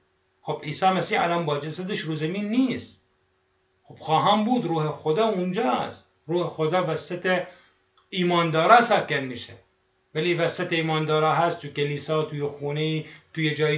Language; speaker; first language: Persian; non-native, fluent; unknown